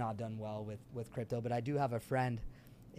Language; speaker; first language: English; early bilingual, other home language; French